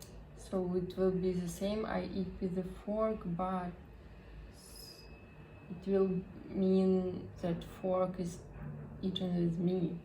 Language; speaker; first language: English; non-native, learner; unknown